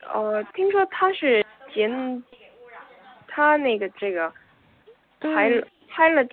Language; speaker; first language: Chinese; non-native, learner; Korean